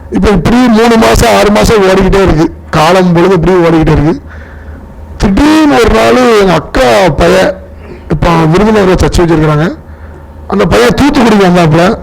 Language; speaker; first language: Tamil; non-native, local second language; Telugu